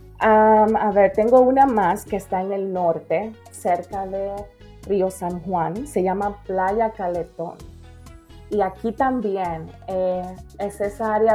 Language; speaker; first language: Spanish; native; Spanish